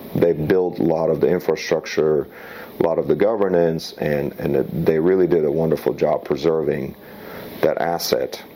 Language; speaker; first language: English; early bilingual, other home language; Slovak